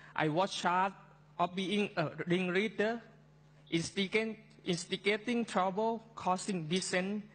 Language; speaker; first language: English; non-native, fluent; Thai